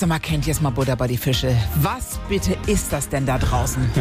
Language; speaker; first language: German; native; German